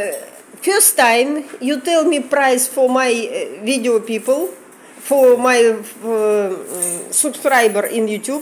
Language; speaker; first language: English; non-native, learner; Russian